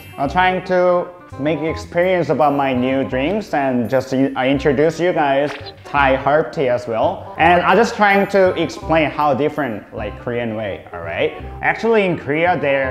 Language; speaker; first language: English; early bilingual, other home language; Korean